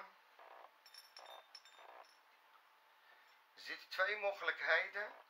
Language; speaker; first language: Dutch; non-native, fluent; Arabic